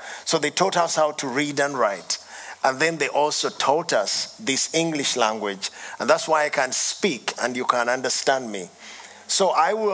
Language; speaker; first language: English; non-native, local second language; Ganda